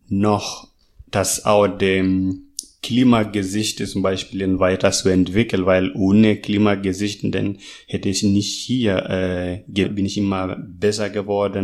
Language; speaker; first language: German; non-native, fluent; Masai